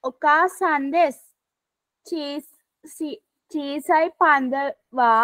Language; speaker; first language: Japanese; non-native, learner; Sinhala